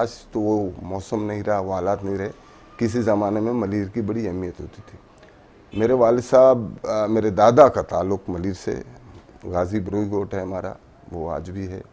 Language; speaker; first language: Urdu; non-native, local second language; Baluchi